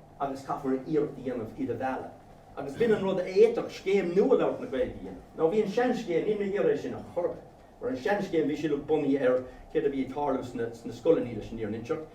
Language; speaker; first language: Irish; non-native, local second language; English